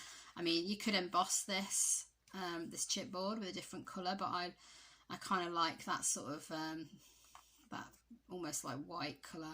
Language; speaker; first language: English; native; English